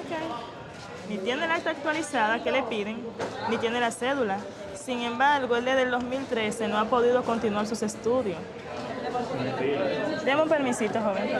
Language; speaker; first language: Spanish; native; Spanish